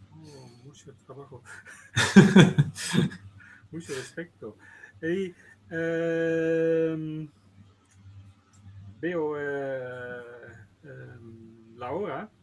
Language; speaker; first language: Spanish; non-native, learner; Dutch